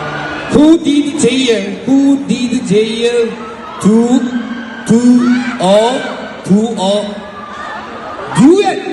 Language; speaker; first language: English; non-native, learner; Korean